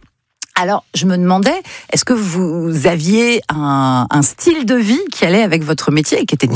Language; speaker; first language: French; native; French